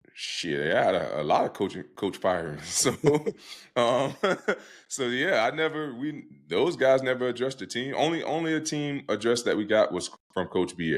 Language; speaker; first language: English; native; English